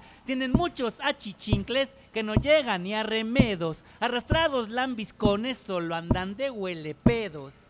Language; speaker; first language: Spanish; native; Spanish